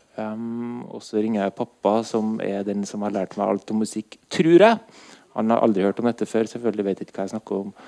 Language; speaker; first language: Norwegian; native; Norwegian